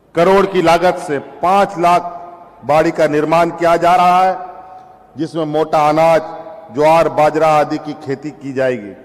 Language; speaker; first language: Hindi; native; Hindi